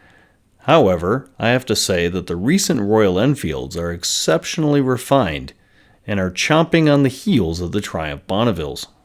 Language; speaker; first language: English; native; English